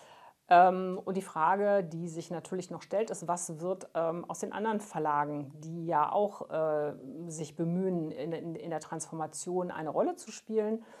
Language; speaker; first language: German; native; German